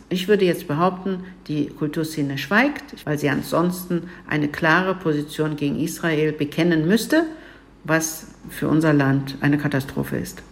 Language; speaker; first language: German; early bilingual, other home language; Turkish